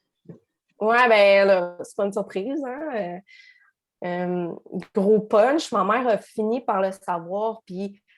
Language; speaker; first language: French; native; French